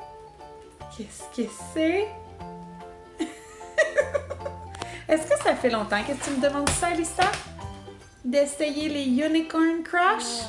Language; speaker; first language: French; native; French